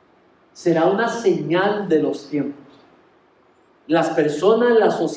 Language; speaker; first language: Spanish; native; Spanish